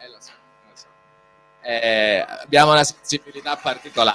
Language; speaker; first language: Italian; native; Italian